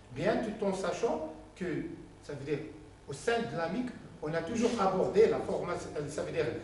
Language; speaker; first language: French; non-native, local second language; Arabic